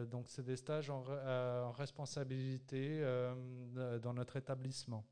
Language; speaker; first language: French; native; French